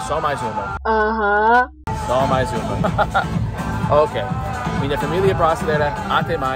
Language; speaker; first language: Portuguese; non-native, fluent; English